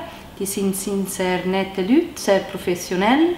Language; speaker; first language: German; non-native, local second language; Italian